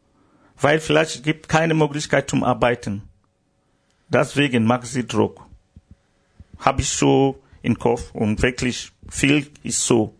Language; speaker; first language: German; non-native, learner; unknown